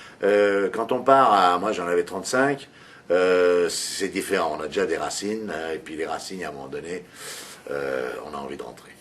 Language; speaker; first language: French; native; French